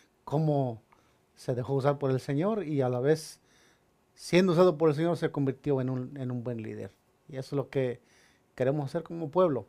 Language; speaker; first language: Spanish; native; Spanish